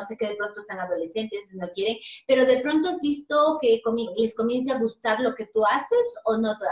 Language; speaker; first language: Spanish; native; Spanish